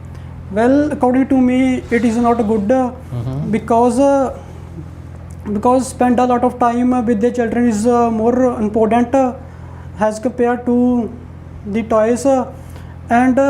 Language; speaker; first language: English; non-native, learner; Punjabi